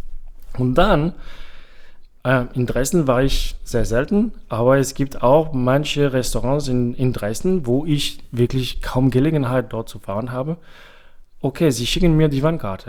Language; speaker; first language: German; non-native, fluent; French